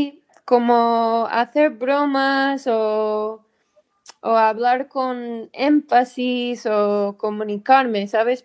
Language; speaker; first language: Spanish; non-native, fluent; English